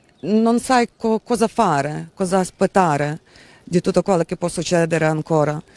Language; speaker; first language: Italian; non-native, learner; Ukrainian